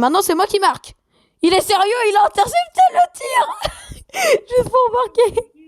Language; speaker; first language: French; native; French